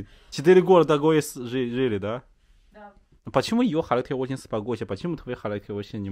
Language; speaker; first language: Russian; non-native, learner; Chinese